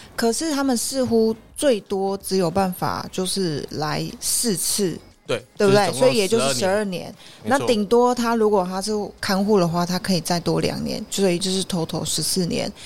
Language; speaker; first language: Chinese; native; Chinese